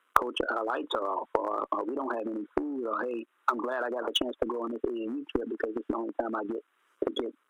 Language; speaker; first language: English; native; English